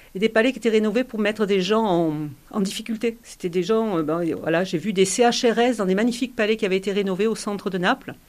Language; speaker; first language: French; native; French